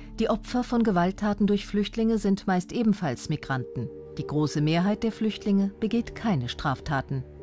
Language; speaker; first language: German; native; German